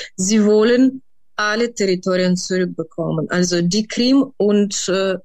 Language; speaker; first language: German; non-native, fluent; Ukrainian